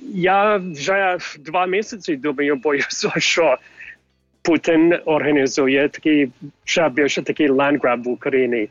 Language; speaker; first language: Ukrainian; early bilingual, heritage; English